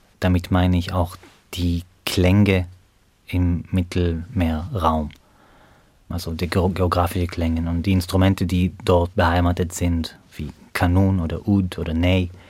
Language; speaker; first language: German; non-native, fluent; Hebrew